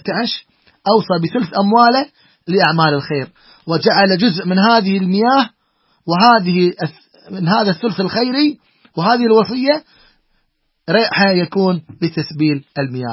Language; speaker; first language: Arabic; native; Arabic